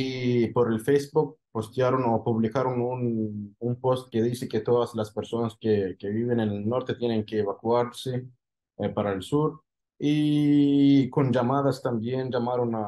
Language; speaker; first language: Spanish; non-native, fluent; Arabic